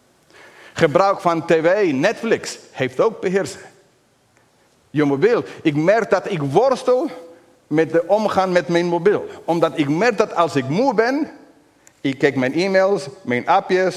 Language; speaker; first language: Dutch; non-native, fluent; English